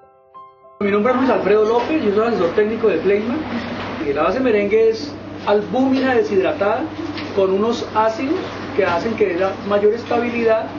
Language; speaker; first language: Spanish; native; Spanish